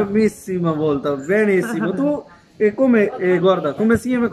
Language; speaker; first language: Italian; non-native, learner; Urdu